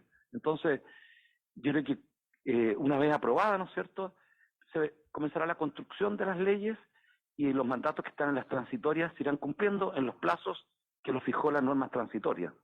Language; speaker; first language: Spanish; native; Spanish